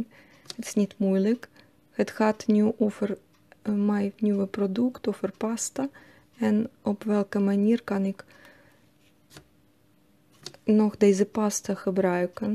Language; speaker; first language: Dutch; non-native, learner; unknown